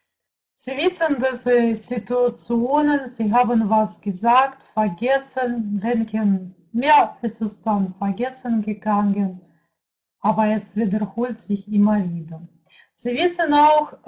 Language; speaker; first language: German; non-native, fluent; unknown